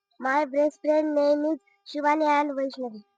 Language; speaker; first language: English; non-native, learner; Marathi